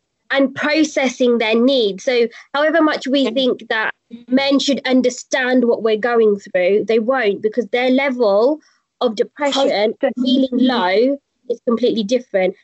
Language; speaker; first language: English; native; English